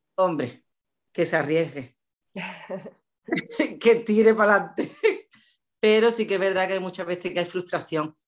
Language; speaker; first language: Spanish; native; Spanish